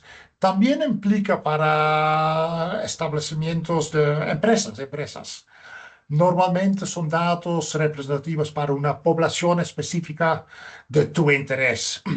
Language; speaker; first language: Spanish; non-native, fluent; Dutch